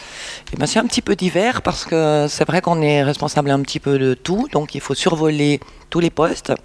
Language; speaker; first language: French; native; French